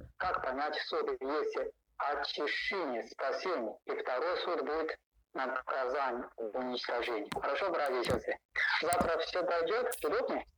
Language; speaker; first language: Russian; non-native, learner; Chinese